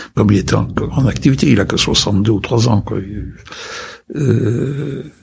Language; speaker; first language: French; native; French